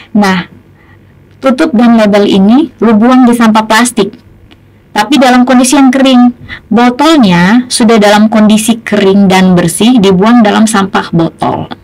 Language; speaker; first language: Indonesian; native; Indonesian